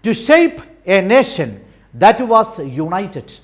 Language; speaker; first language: English; non-native, local second language; Malayalam